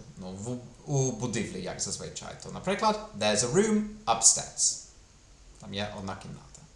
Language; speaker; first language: Ukrainian; non-native, fluent; English